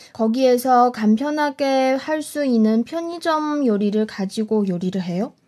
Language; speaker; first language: Korean; non-native, fluent; Chinese